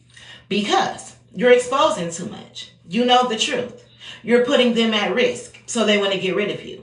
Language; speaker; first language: English; native; English